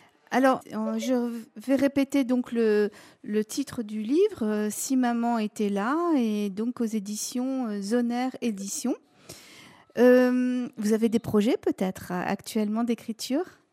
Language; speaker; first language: French; native; French